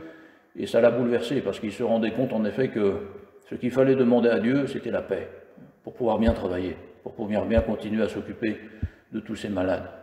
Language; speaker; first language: French; native; French